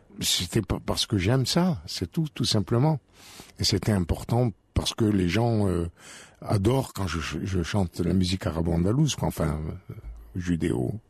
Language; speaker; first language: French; native; French